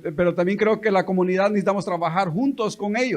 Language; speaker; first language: Spanish; native; Spanish